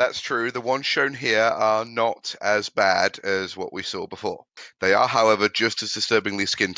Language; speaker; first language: English; native; English